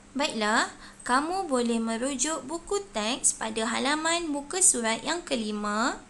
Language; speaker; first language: Malay; native; Malay